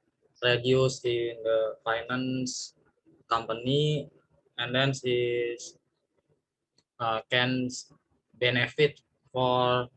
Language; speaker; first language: English; non-native, learner; Indonesian